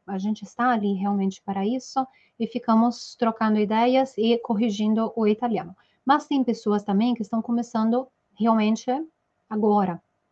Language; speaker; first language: Portuguese; non-native, fluent; Italian